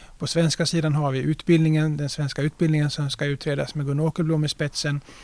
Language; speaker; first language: Swedish; native; Swedish